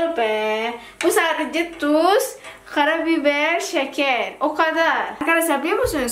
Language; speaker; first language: Turkish; non-native, learner; Indonesian